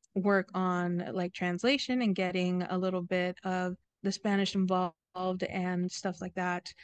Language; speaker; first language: English; native; English